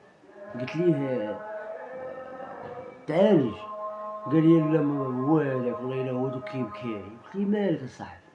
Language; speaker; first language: Arabic; native; Arabic